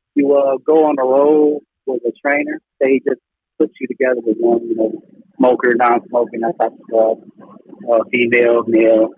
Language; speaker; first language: English; native; English